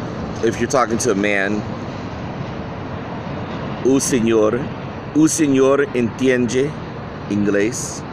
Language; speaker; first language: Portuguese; non-native, learner; English